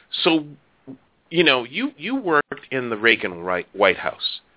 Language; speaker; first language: English; native; English